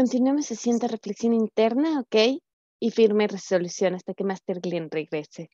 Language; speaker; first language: Spanish; native; Spanish